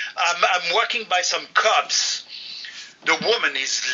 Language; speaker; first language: English; non-native, fluent; French